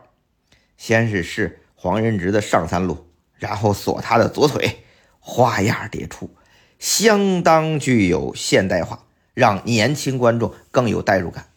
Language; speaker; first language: Chinese; native; Chinese